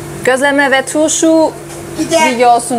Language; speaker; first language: Turkish; non-native, learner; German